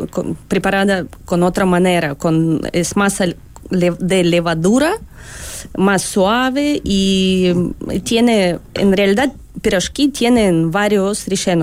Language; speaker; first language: Spanish; early bilingual, other home language; Russian